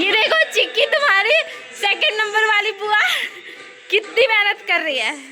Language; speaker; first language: Hindi; native; Hindi